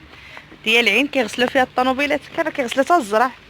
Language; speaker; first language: Arabic; native; Arabic